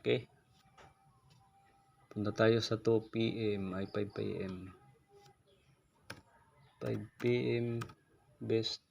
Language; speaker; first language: Filipino; non-native, local second language; Waray